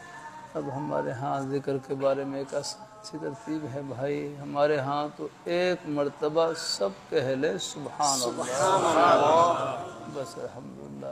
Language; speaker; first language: Urdu; native; Urdu